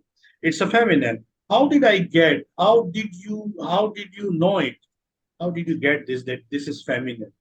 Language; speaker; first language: English; non-native, local second language; Urdu